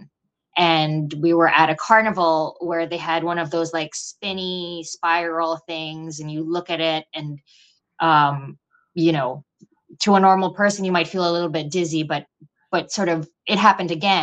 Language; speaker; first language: English; non-native, local second language; Filipino